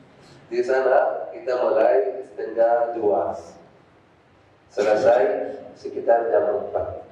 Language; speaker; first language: Indonesian; non-native, fluent; Arabic